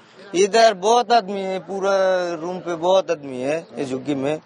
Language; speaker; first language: Hindi; non-native, learner; Bangla